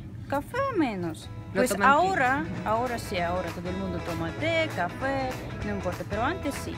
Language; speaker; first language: Spanish; non-native, fluent; Russian